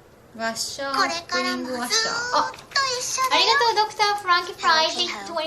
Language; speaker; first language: Japanese; native; Japanese